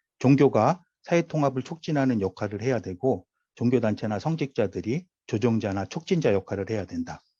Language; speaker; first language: Korean; native; Korean